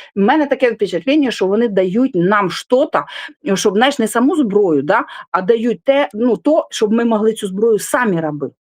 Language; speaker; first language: Ukrainian; non-native, local second language; Russian